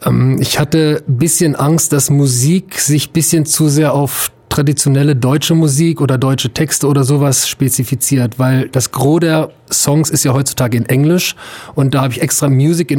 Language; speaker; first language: German; native; German